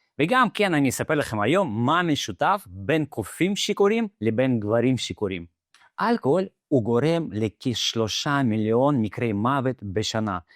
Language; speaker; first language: Hebrew; non-native, fluent; Russian